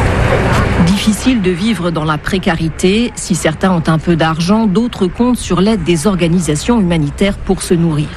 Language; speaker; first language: French; native; French